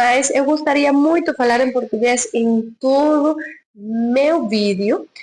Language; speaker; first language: Portuguese; non-native, learner; Spanish